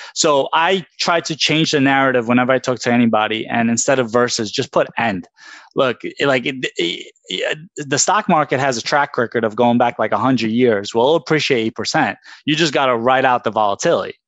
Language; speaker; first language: English; native; English